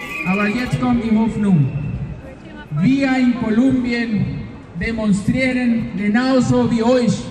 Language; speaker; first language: German; non-native, fluent; Spanish